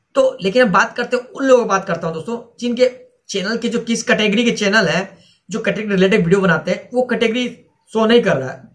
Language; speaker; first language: Hindi; native; Hindi